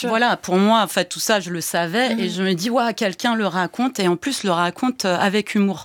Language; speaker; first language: French; early bilingual, other home language; Persian